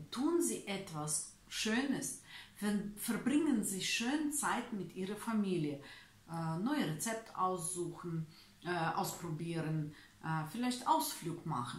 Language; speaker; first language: German; non-native, fluent; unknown